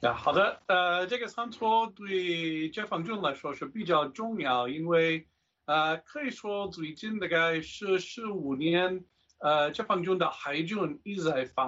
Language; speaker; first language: Chinese; non-native, fluent; English